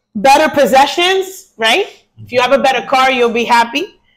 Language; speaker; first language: English; early bilingual, other home language; Spanish